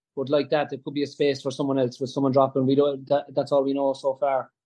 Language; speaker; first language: English; native; English